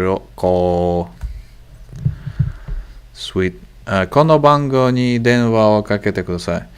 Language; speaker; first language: Japanese; non-native, learner; English